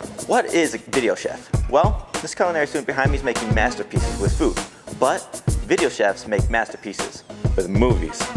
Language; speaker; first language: English; native; English